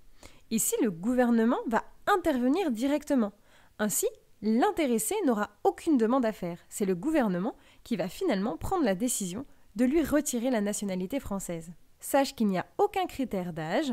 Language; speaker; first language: French; native; French